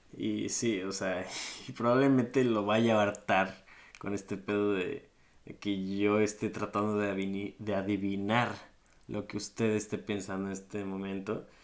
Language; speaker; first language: Spanish; native; Spanish